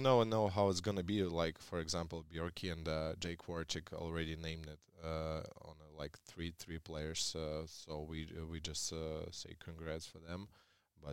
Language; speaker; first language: English; non-native, learner; Russian